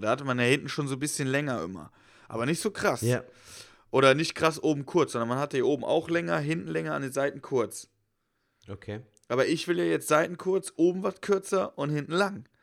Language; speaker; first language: German; native; German